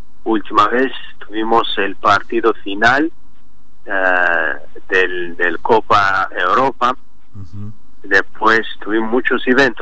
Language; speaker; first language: Spanish; non-native, learner; Azerbaijani